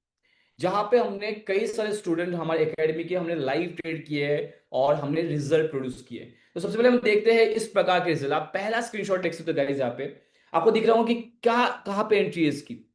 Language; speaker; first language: Hindi; native; Hindi